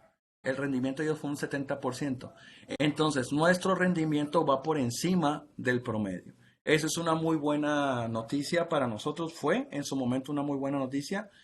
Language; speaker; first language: Spanish; native; Spanish